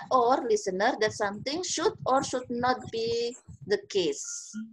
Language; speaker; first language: English; non-native, fluent; Indonesian